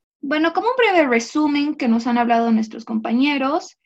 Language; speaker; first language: Spanish; native; Spanish